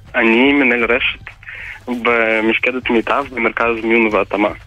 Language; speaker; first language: Hebrew; non-native, fluent; Russian